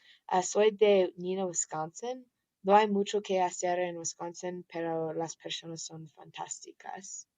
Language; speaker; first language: Spanish; non-native, learner; English